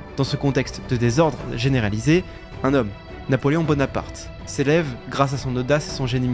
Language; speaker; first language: French; native; French